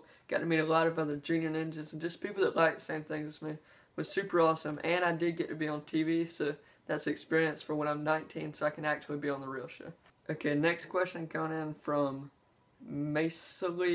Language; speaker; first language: English; native; English